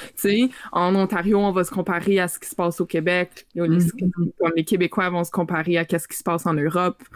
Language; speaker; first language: French; native; French